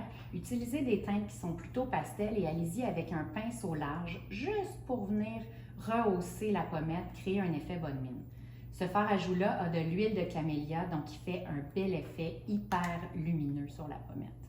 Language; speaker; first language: French; native; French